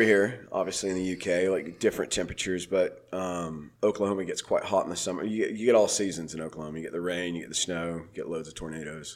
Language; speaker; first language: English; native; English